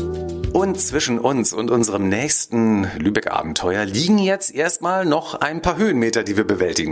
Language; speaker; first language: German; native; German